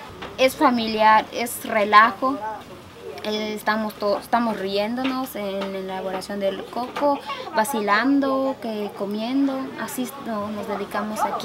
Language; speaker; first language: Spanish; native; Spanish